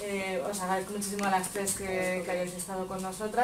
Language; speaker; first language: Spanish; native; Spanish